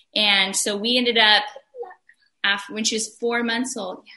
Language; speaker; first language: English; native; English